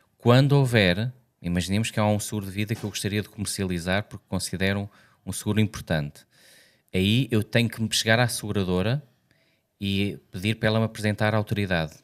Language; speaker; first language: Portuguese; native; Portuguese